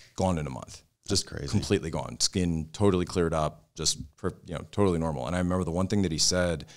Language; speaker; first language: English; native; English